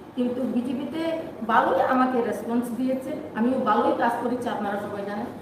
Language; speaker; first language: Bangla; non-native, local second language; Kok Borok